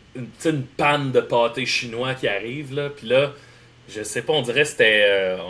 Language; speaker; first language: French; native; French